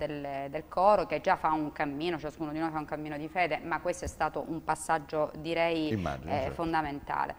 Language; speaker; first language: Italian; native; Italian